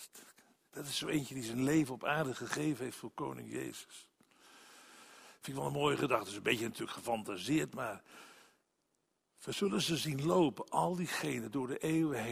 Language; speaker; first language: Dutch; native; Dutch